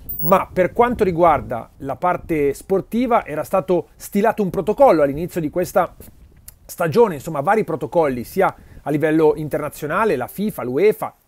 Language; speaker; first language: Italian; native; Italian